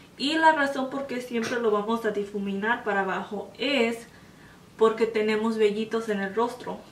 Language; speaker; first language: Spanish; early bilingual, heritage; Spanish